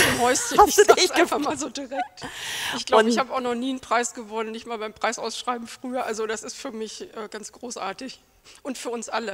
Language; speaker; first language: German; native; German